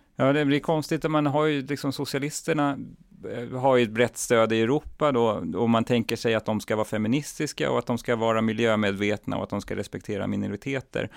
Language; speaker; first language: Swedish; native; Swedish